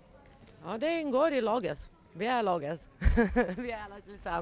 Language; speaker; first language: Swedish; non-native, fluent; Lithuanian